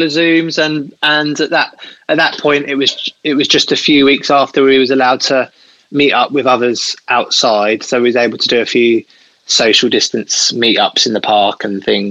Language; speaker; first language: English; native; English